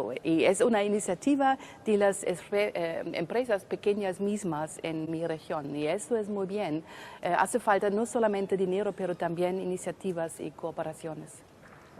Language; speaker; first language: Spanish; non-native, fluent; German